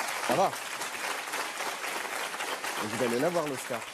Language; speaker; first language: French; native; French